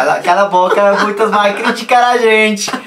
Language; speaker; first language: Portuguese; non-native, fluent; Spanish